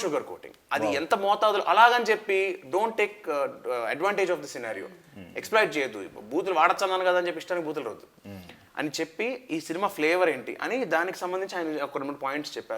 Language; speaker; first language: Telugu; native; Telugu